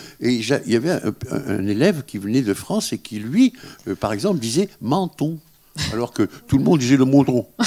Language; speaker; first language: French; non-native, local second language; Arabic